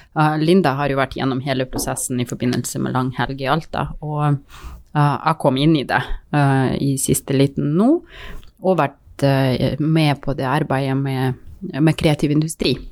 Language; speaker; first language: Norwegian; non-native, fluent; Russian